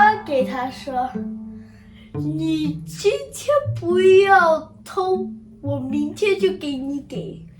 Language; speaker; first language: Chinese; early bilingual, heritage; Chinese